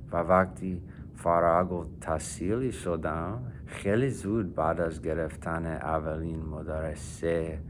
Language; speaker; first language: Persian; non-native, fluent; English